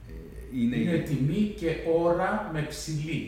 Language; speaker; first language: Greek; native; Greek